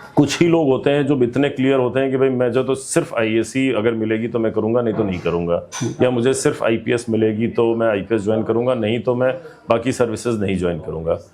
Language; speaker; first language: Hindi; native; Hindi